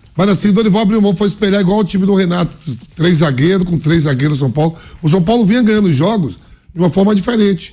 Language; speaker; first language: Portuguese; native; Portuguese